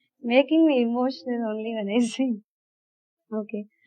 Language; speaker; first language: English; non-native, local second language; Tamil